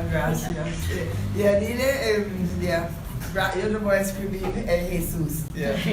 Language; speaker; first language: Spanish; non-native, fluent; English